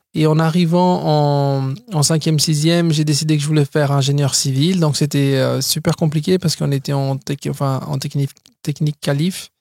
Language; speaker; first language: French; early bilingual, other home language; Portuguese